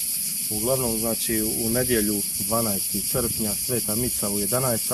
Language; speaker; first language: Bosnian; native; Bosnian